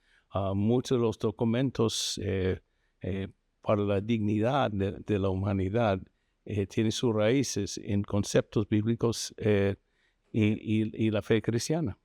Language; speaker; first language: Spanish; non-native, fluent; English